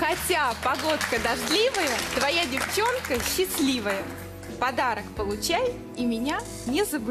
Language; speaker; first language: Russian; native; Russian